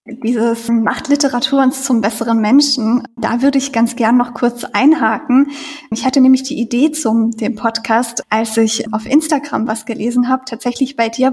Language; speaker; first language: German; native; German